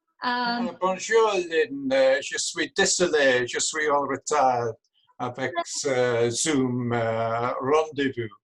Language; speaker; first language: French; non-native, learner; English